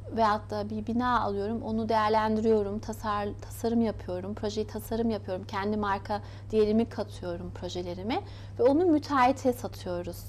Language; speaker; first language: Turkish; early bilingual, heritage; Turkish